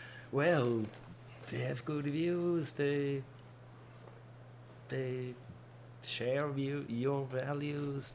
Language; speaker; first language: English; non-native, fluent; German